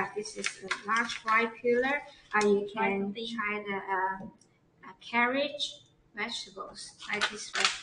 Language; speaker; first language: English; non-native, learner; Chinese